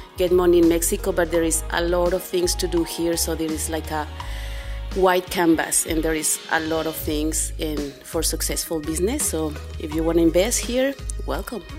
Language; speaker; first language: English; non-native, fluent; Spanish